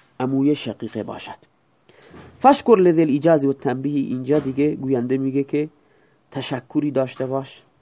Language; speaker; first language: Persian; non-native, local second language; Baluchi